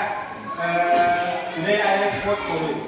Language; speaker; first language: English; non-native, learner; Indonesian